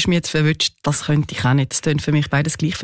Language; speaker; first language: German; native; German